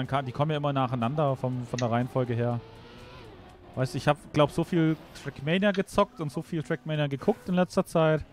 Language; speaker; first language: German; native; German